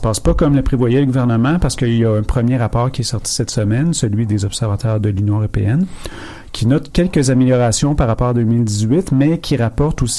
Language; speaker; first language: French; native; French